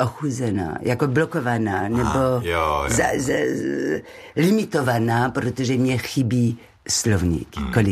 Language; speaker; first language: Czech; non-native, learner; French